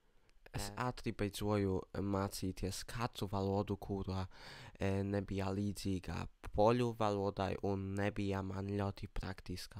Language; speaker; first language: Latvian; non-native, learner; Polish